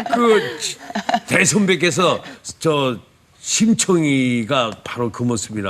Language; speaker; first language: Korean; native; Korean